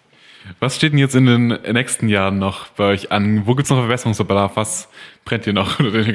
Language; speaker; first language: German; native; German